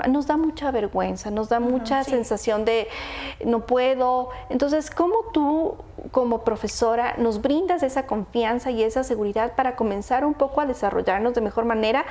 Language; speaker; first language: Spanish; native; Spanish